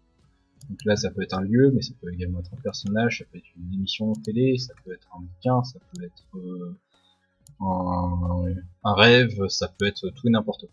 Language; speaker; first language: French; native; French